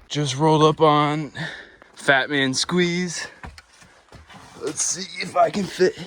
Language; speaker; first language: English; native; English